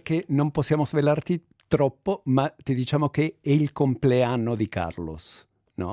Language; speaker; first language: Italian; non-native, fluent; Spanish